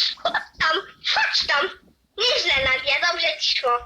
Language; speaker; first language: Polish; native; Polish